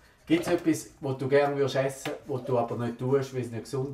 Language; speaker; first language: German; native; German